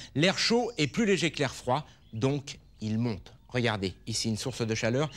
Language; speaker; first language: French; native; French